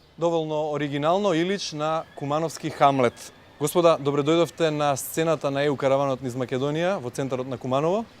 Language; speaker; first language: Macedonian; native; Macedonian